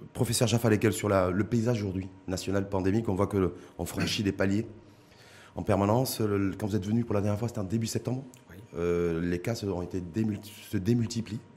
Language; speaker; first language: French; non-native, local second language; Arabic